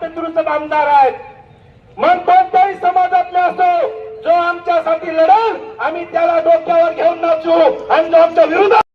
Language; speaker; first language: Marathi; non-native, local second language; Lambadi